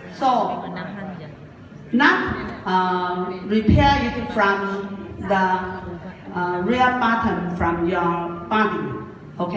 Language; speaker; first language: English; non-native, learner; Japanese